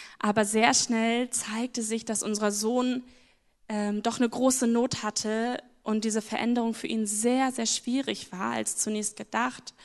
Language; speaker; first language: German; native; German